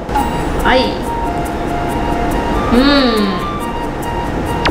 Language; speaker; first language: Japanese; non-native, learner; Chinese